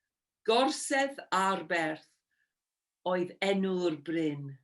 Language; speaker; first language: Welsh; non-native, fluent; English